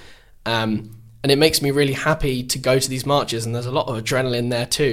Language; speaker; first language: English; native; English